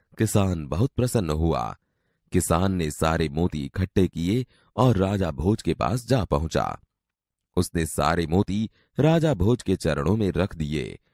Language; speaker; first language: Hindi; non-native, local second language; Gujarati